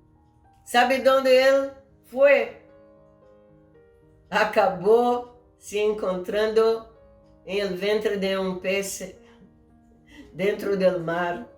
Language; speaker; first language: Spanish; non-native, fluent; Portuguese